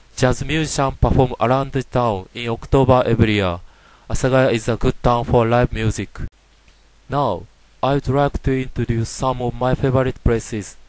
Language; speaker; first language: English; non-native, learner; Japanese